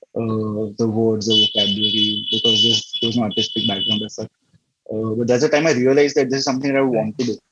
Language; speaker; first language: English; non-native, local second language; Gujarati